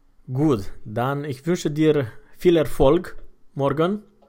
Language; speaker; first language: German; non-native, fluent; Romanian